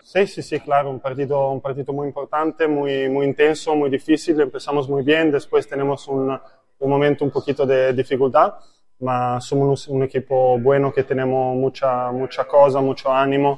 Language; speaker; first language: Spanish; non-native, fluent; Italian